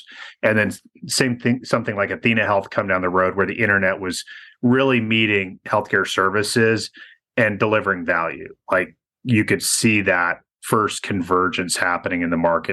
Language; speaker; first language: English; native; English